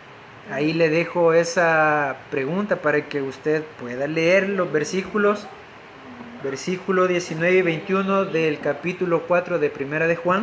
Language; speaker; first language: Spanish; native; Spanish